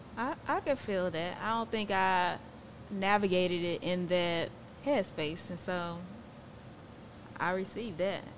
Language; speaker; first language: English; native; English